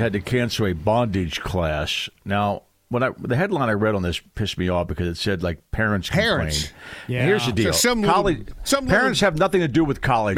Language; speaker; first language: English; native; English